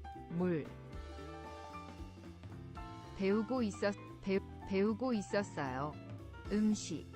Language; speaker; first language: Korean; non-native, learner; English